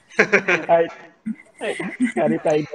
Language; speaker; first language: Japanese; non-native, learner; Filipino